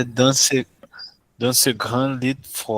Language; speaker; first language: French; non-native, learner; Portuguese